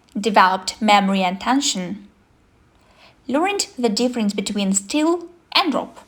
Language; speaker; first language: English; non-native, fluent; Ukrainian